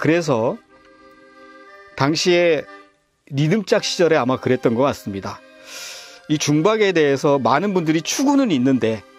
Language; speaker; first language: Korean; native; Korean